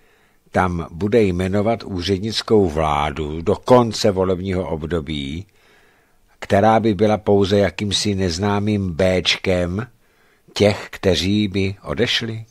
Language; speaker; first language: Czech; native; Czech